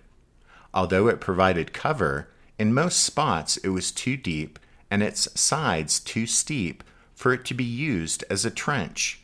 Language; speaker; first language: English; native; English